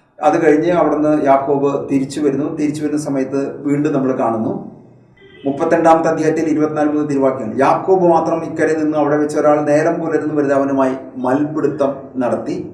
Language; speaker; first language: Malayalam; native; Malayalam